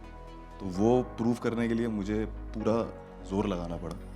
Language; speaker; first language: Hindi; native; Hindi